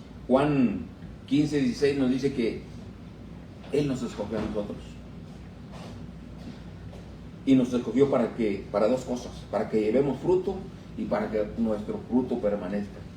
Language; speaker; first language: Spanish; native; Spanish